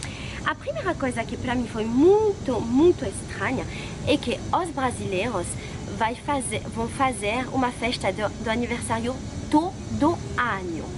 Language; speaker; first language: Portuguese; non-native, fluent; French